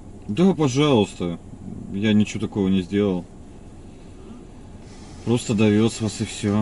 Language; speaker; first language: Russian; native; Russian